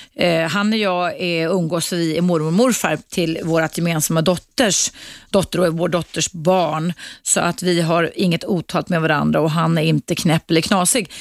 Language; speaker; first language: Swedish; native; Swedish